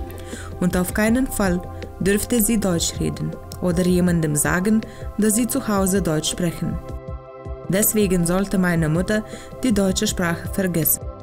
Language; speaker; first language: German; non-native, fluent; Lithuanian